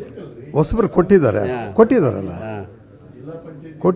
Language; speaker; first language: Kannada; native; Kannada